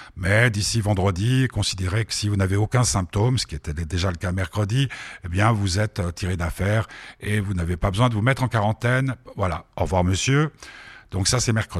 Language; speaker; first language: French; native; French